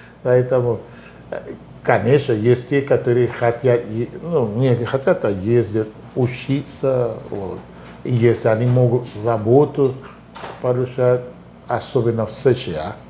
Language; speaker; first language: Russian; non-native, fluent; Spanish